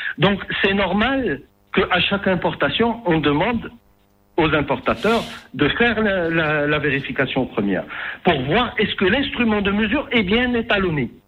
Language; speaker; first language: French; non-native, local second language; Arabic